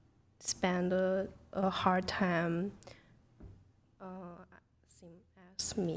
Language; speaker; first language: English; non-native, learner; Chinese